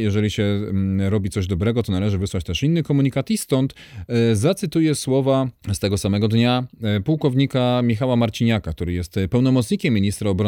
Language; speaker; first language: Polish; native; Polish